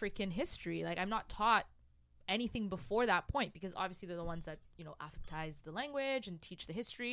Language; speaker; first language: English; non-native, fluent; Rundi